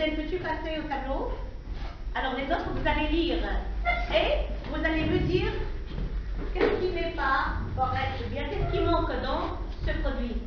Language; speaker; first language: French; non-native, local second language; Arabic